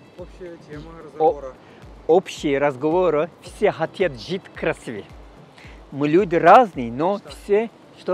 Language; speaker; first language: Russian; non-native, learner; Turkish